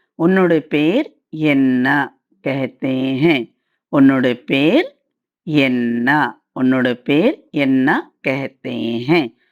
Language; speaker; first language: Hindi; non-native, local second language; Tamil